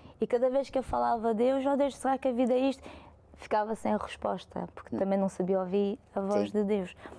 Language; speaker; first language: Portuguese; non-native, fluent; French